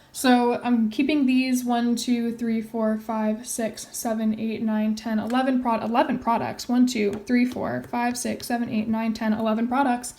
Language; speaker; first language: English; native; English